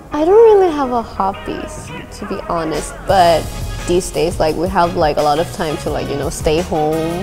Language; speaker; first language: English; non-native, fluent; Thai